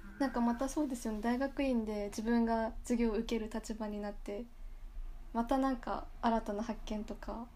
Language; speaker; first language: Japanese; native; Japanese